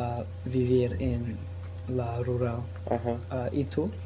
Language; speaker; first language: Spanish; non-native, learner; English